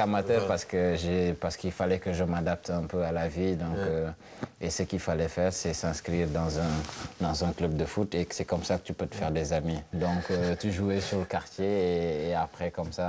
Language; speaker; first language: French; non-native, local second language; Wolof